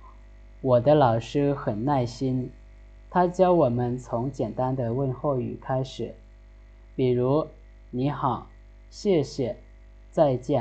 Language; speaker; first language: Chinese; non-native, fluent; Lao